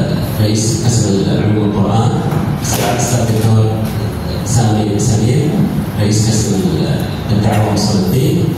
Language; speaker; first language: Arabic; non-native, fluent; Malay